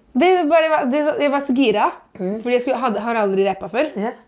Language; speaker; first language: Norwegian; non-native, fluent; Italian